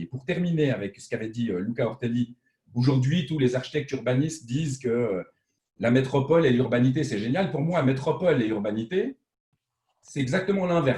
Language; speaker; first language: French; native; French